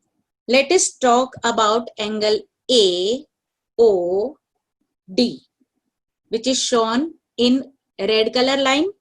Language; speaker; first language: English; non-native, local second language; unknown